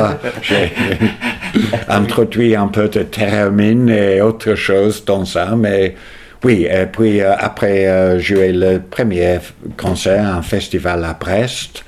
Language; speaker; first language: French; non-native, fluent; English